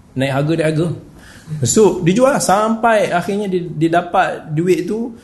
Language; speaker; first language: Malay; native; Malay